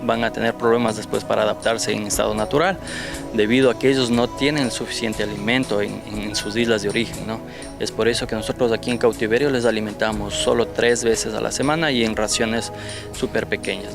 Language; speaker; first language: Spanish; native; Spanish